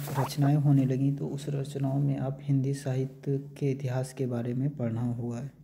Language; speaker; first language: Hindi; native; Hindi